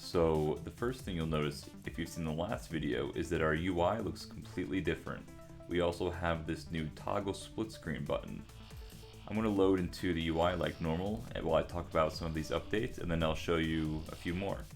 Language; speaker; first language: English; native; English